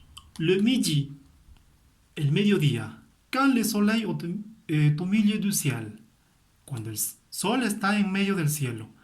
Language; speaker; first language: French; non-native, fluent; Spanish